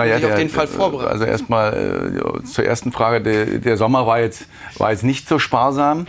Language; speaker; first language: German; native; German